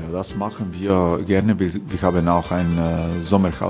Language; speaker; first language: German; non-native, fluent; Croatian